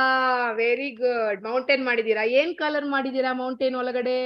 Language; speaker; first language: Kannada; non-native, learner; Tamil